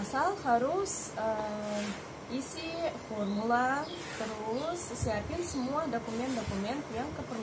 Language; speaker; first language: Indonesian; non-native, fluent; Russian